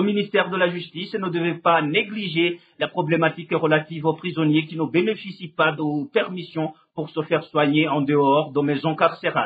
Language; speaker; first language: French; non-native, local second language; Rundi